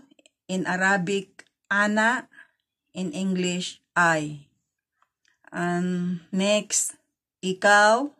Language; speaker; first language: English; non-native, fluent; Filipino